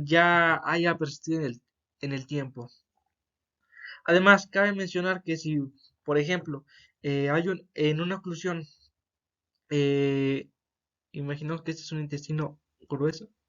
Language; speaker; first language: Spanish; native; Spanish